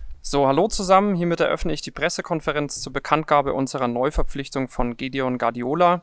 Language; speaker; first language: German; native; German